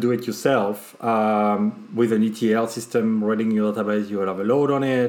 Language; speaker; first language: English; non-native, fluent; French